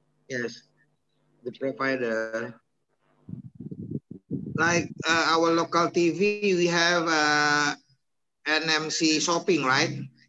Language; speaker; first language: English; non-native, fluent; Indonesian